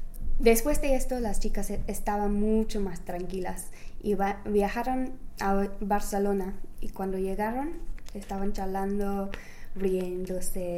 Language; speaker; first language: Spanish; non-native, fluent; English